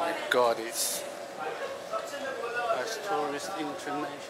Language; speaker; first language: English; native; English